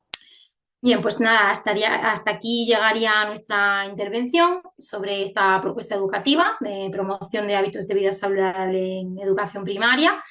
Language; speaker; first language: Spanish; native; Spanish